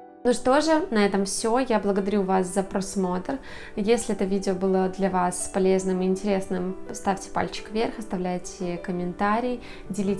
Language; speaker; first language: Russian; native; Russian